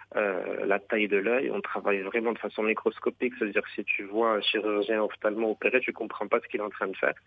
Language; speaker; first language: French; non-native, local second language; Arabic